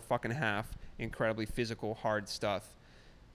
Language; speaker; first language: English; native; English